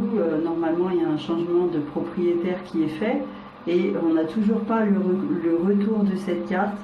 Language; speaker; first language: French; native; French